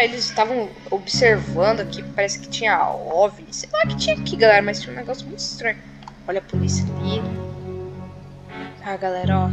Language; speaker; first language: Portuguese; native; Portuguese